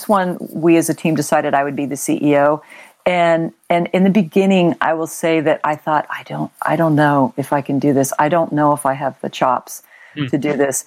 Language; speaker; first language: English; native; English